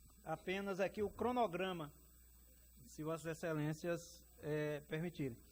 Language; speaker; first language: Portuguese; native; Portuguese